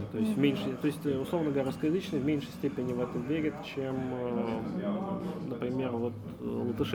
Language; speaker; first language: Russian; native; Russian